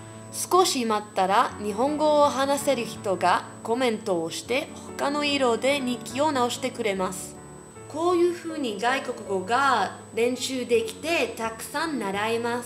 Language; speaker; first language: Japanese; non-native, fluent; English